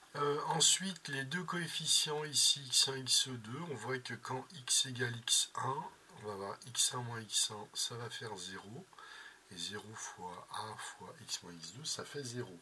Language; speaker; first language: French; native; French